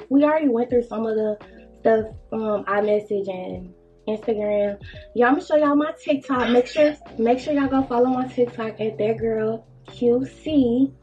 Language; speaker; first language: English; native; English